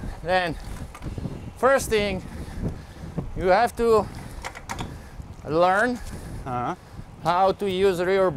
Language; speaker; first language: English; non-native, fluent; Slovak